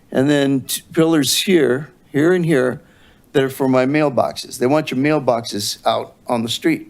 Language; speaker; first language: English; native; English